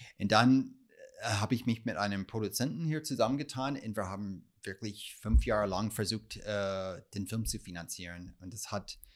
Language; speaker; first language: German; non-native, fluent; English